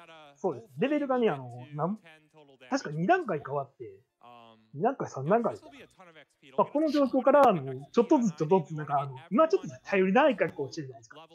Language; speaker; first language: Japanese; native; Japanese